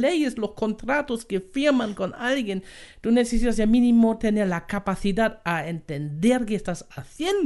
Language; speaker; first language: Spanish; non-native, fluent; German